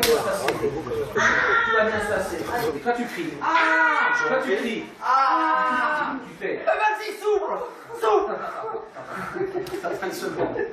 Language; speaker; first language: French; native; French